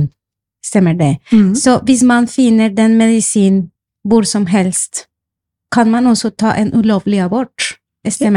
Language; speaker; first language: Norwegian; non-native, fluent; Spanish